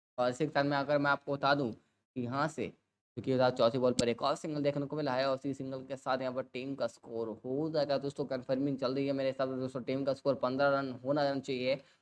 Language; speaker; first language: Hindi; native; Hindi